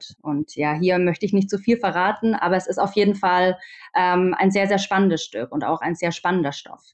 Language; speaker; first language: German; native; German